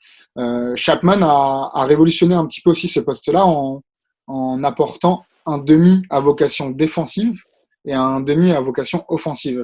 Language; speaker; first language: French; native; French